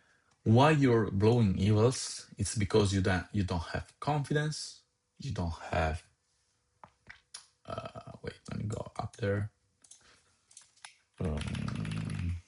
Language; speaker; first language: English; non-native, fluent; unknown